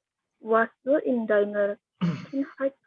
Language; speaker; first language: German; non-native, learner; Indonesian